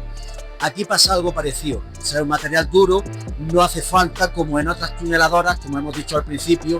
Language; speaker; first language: Spanish; native; Spanish